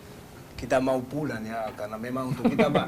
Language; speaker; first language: Indonesian; non-native, learner; Spanish